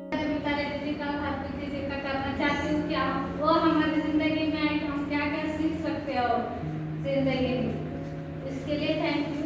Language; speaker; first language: Hindi; non-native, local second language; Marathi